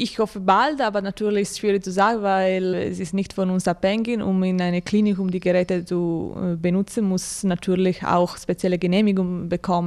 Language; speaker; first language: German; non-native, fluent; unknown